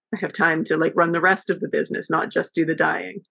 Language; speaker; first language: English; native; English